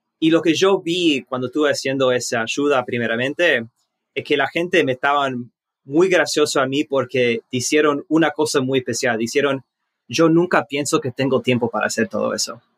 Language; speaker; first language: Spanish; early bilingual, heritage; Spanish